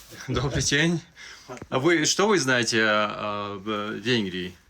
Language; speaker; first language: Russian; non-native, learner; Hungarian